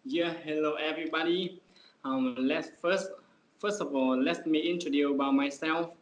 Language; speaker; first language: English; non-native, learner; Vietnamese